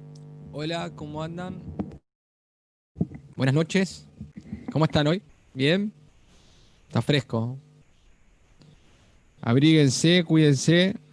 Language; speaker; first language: Spanish; native; Spanish